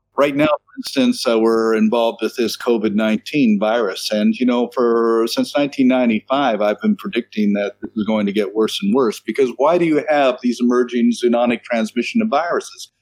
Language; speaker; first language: English; native; English